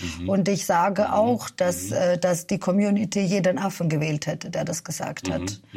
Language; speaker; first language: German; early bilingual, other home language; Serbian